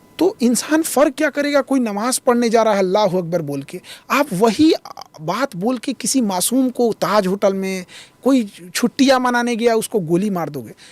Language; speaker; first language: Hindi; native; Hindi